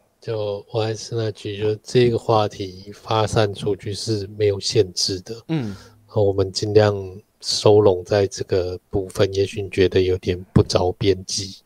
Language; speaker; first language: Chinese; native; Chinese